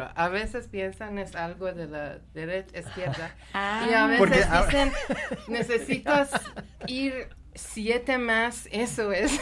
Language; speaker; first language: Spanish; non-native, fluent; Persian